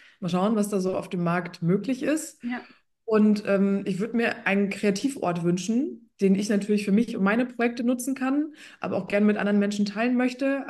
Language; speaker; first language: German; early bilingual, other home language; Polish